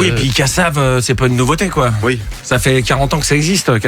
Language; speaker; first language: French; native; French